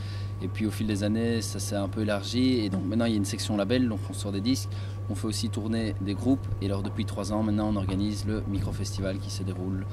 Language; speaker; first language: French; native; French